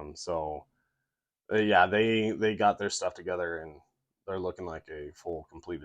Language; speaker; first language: English; native; English